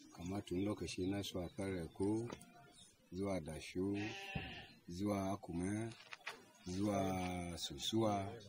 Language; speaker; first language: Hausa; non-native, local second language; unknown